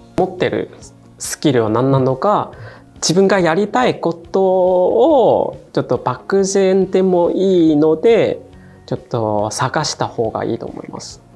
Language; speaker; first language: Japanese; non-native, fluent; Chinese